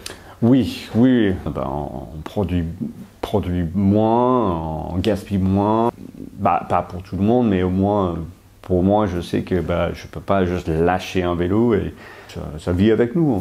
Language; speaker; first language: French; non-native, fluent; English